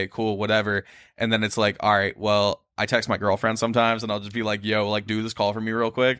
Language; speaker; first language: English; native; English